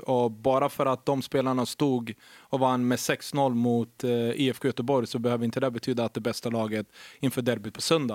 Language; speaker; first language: Swedish; native; Swedish